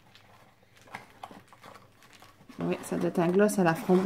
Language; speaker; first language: French; native; French